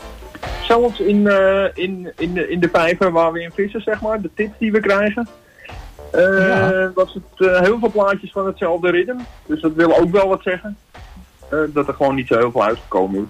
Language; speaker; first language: Dutch; native; Dutch